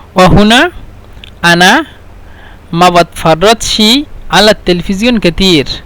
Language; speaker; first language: Egyptian Arabic; non-native, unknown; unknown